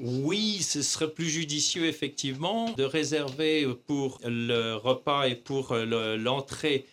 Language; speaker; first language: French; native; French